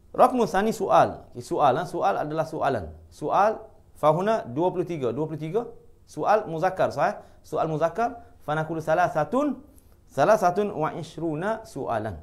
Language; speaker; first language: Arabic; non-native, fluent; Malay